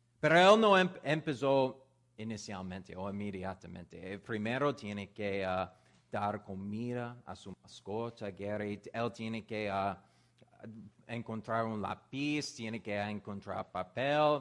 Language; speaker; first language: Spanish; non-native, learner; English